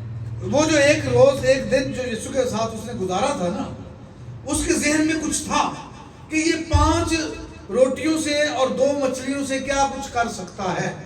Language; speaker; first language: Urdu; native; Urdu